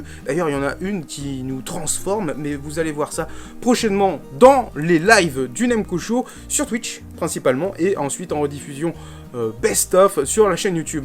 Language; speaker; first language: French; native; French